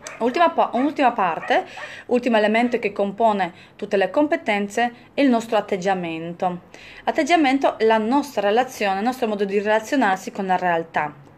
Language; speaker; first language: Italian; non-native, fluent; Polish